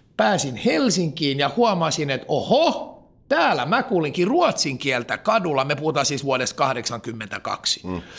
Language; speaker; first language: Finnish; non-native, local second language; Swedish